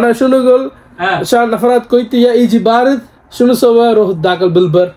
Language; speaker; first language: Arabic; non-native, learner; Tamil